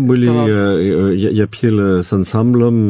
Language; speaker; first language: Russian; non-native, fluent; French